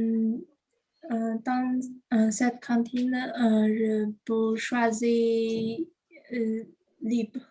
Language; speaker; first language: French; non-native, learner; Chinese